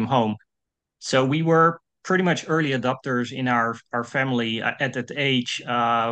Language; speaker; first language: English; non-native, fluent; Dutch